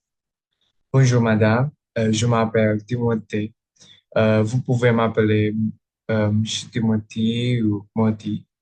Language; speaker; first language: French; non-native, learner; Indonesian